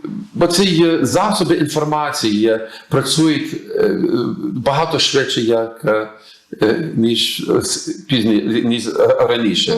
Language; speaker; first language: Ukrainian; early bilingual, heritage; English